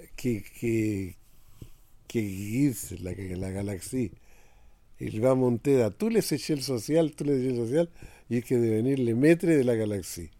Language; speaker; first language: French; non-native, fluent; Spanish